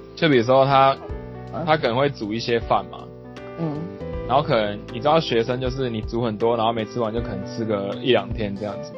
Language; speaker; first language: Chinese; non-native, local second language; Min Nan Chinese